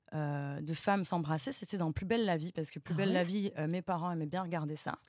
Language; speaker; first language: French; native; French